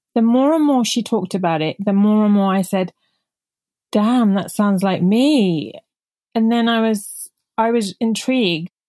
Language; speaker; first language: English; non-native, local second language; Punjabi